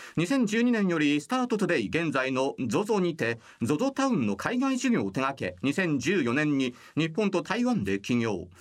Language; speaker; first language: Japanese; native; Japanese